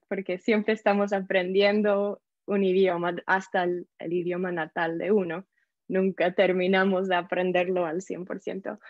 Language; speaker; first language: Spanish; non-native, fluent; English